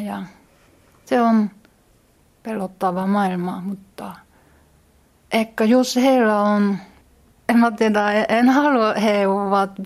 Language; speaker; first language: Finnish; non-native, learner; Korean